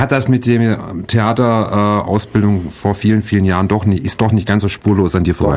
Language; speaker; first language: German; native; German